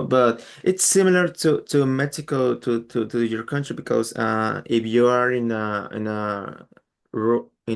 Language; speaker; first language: English; non-native, learner; Spanish